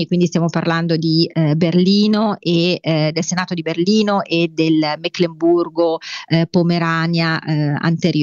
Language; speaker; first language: Italian; native; Italian